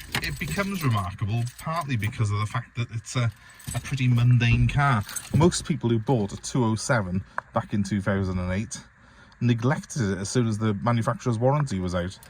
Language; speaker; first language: English; native; English